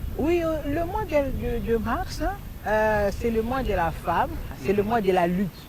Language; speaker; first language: French; non-native, local second language; Lingala